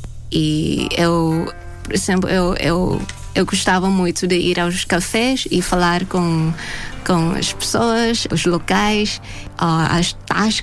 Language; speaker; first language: Portuguese; non-native, fluent; Thai